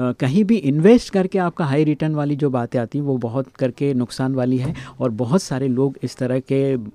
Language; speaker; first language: Hindi; native; Hindi